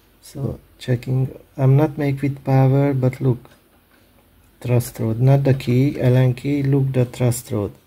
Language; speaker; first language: English; non-native, learner; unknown